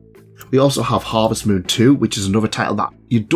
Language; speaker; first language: English; native; English